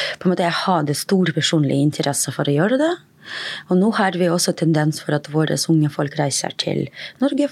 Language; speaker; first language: Norwegian; non-native, fluent; Russian